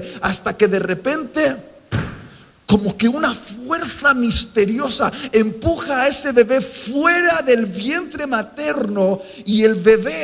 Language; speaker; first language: Spanish; native; Spanish